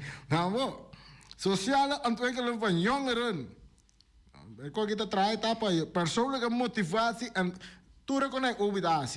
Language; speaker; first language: Dutch; non-native, local second language; Papiamento